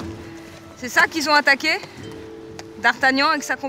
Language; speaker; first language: French; native; French